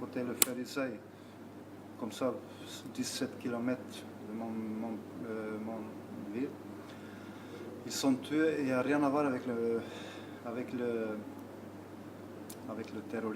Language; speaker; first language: French; non-native, learner; Albanian